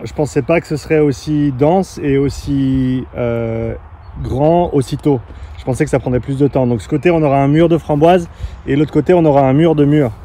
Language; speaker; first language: French; native; French